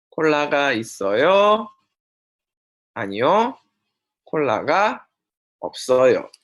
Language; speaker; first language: Korean; non-native, fluent; Indonesian